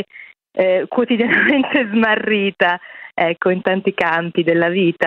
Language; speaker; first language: Italian; native; Italian